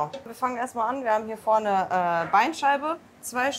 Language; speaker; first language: German; native; German